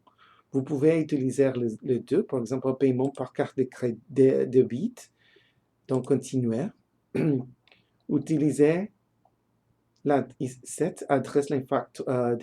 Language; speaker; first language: French; non-native, learner; English